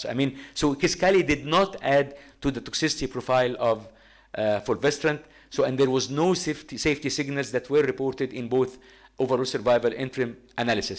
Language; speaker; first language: English; non-native, fluent; Arabic